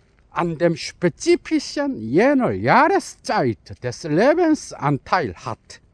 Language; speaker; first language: German; non-native, learner; Korean